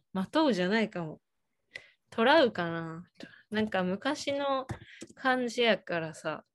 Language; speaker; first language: Japanese; native; Japanese